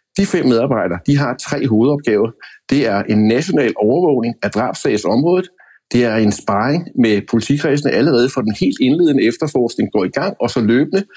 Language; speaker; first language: Danish; native; Danish